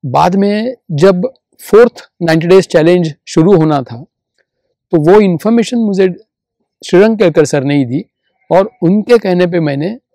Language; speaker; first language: Hindi; non-native, local second language; Marathi